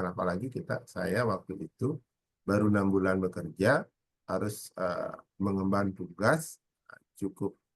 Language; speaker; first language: Indonesian; native; Indonesian